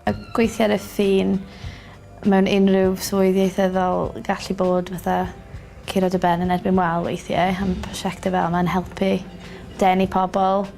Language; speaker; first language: Welsh; native; Welsh